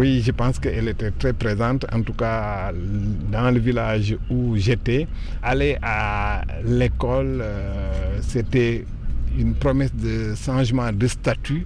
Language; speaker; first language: French; native; French